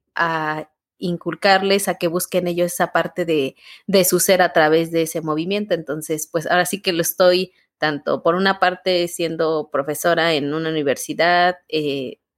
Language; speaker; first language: Spanish; native; Spanish